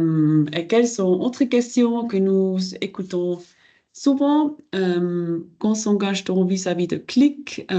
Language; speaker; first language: French; non-native, local second language; German